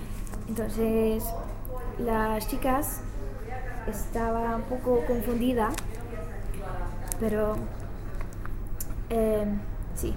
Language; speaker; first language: Spanish; non-native, learner; English